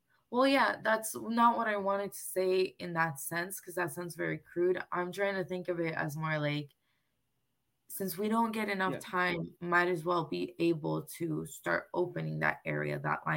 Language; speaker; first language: English; non-native, local second language; Spanish